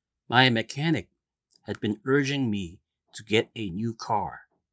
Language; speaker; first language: English; non-native, fluent; Korean